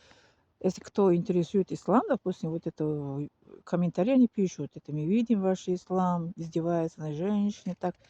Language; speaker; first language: Russian; non-native, learner; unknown